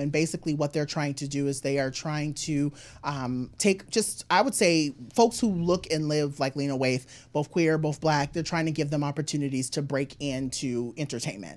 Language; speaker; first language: English; native; English